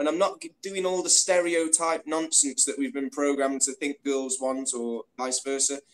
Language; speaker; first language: English; native; English